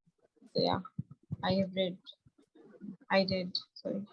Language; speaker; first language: English; non-native, learner; Hindi